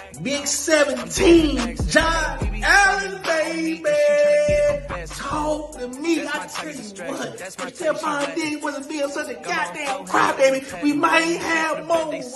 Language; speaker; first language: English; native; English